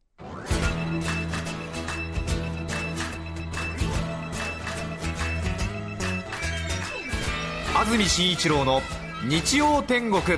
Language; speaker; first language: Japanese; native; Japanese